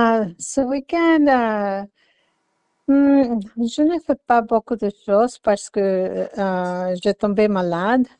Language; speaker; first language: French; non-native, learner; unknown